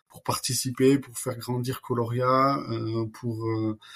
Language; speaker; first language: French; native; French